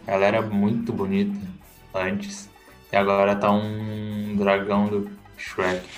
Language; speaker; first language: Portuguese; native; Portuguese